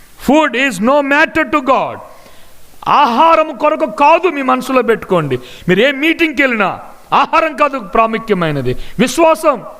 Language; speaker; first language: Telugu; non-native, local second language; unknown